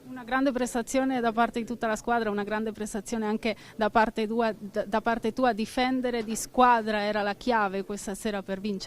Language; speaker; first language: Italian; native; Italian